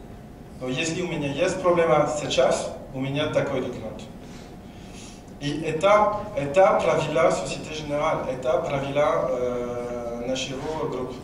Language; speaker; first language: Russian; non-native, learner; French